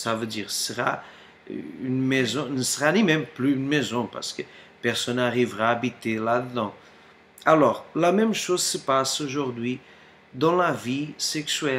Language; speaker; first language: French; non-native, fluent; Portuguese